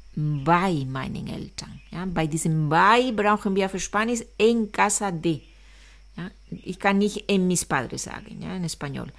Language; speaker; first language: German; non-native, fluent; Spanish